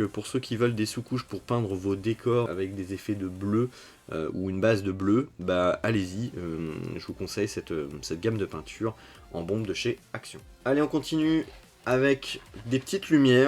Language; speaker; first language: French; native; French